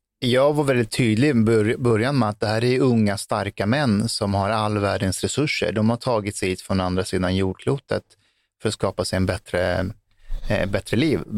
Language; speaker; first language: Swedish; early bilingual, other home language; Persian